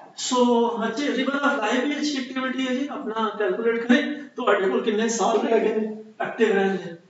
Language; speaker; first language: Urdu; non-native, local second language; Punjabi